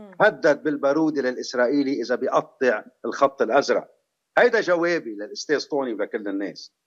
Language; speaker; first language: Arabic; native; Arabic